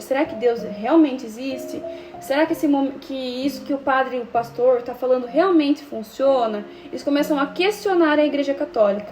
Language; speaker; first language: Portuguese; native; Portuguese